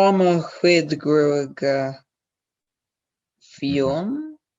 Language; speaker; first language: Irish; non-native, learner; English